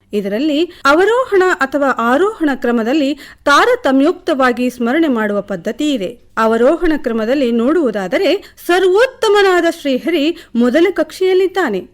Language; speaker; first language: Kannada; native; Kannada